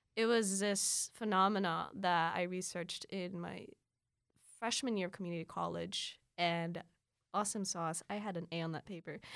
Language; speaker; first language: English; early bilingual, other home language; Filipino